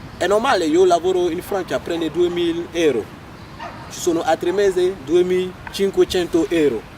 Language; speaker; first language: Italian; non-native, learner; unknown